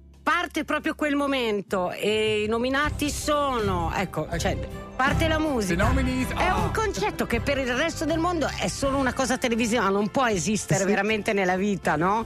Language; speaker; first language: Italian; native; Italian